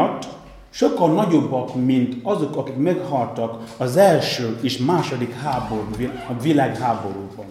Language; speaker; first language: Hungarian; non-native, fluent; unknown